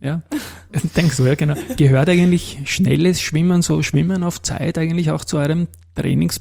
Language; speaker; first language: German; native; German